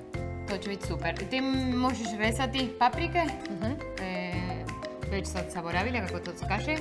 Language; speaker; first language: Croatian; non-native, learner; Spanish